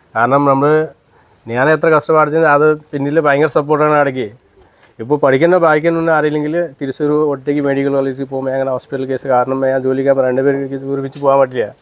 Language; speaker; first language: Malayalam; non-native, learner; Nepali